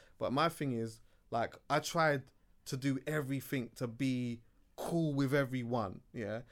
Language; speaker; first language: English; native; English